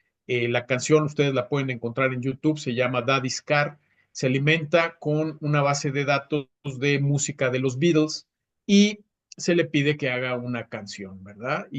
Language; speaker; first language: Spanish; native; Spanish